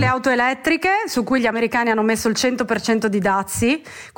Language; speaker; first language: Italian; native; Italian